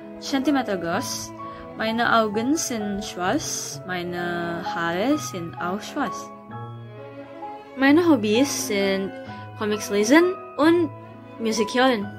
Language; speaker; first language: German; non-native, learner; Indonesian